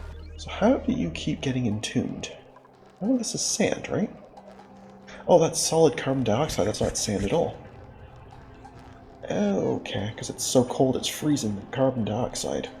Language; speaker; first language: English; native; English